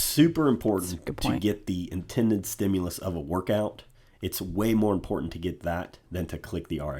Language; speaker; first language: English; native; English